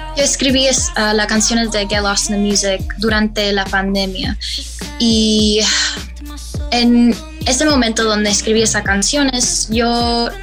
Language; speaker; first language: Spanish; early bilingual, heritage; Spanish